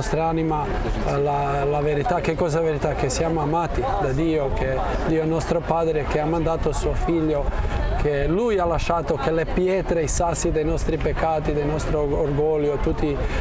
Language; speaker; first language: Italian; non-native, fluent; Croatian